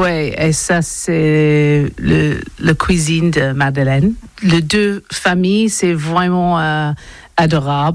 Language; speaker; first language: French; non-native, learner; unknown